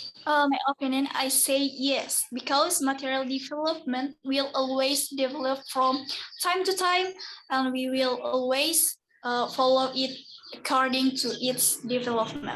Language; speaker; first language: English; non-native, learner; Indonesian